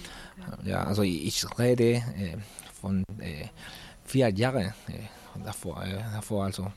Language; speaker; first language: German; non-native, learner; Spanish